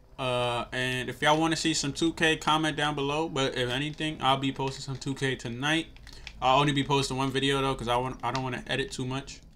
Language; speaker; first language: English; native; English